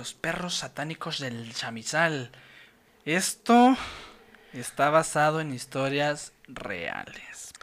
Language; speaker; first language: Spanish; native; Spanish